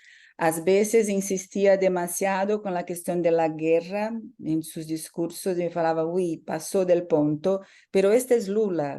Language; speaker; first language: Spanish; non-native, fluent; Portuguese